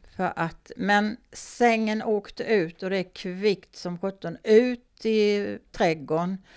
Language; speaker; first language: Swedish; native; Swedish